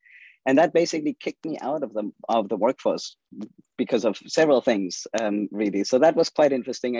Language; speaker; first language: English; non-native, fluent; German